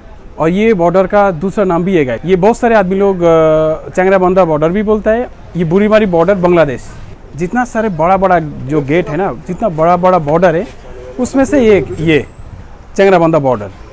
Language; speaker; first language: Hindi; non-native, local second language; Bangla